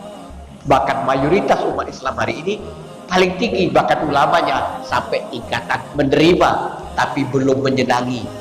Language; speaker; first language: Indonesian; native; Indonesian